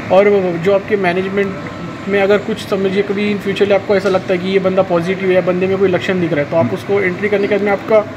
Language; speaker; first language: Hindi; non-native, local second language; Marathi